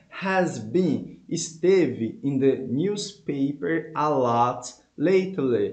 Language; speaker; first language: English; non-native, fluent; Portuguese